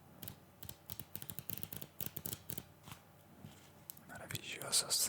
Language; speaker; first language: Spanish; non-native, learner; Russian